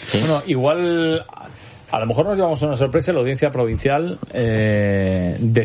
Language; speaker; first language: Spanish; native; Spanish